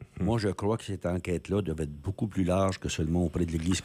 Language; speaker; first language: French; native; French